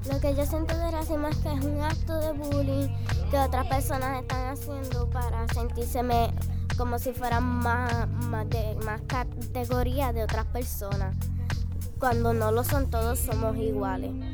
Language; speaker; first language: Spanish; early bilingual, other home language; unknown